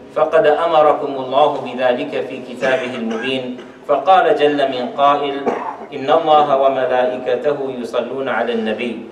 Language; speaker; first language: Arabic; non-native, fluent; English